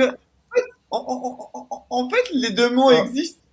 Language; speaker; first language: French; non-native, fluent; Italian